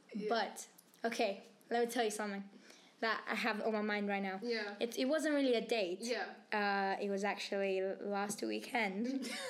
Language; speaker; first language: English; native; English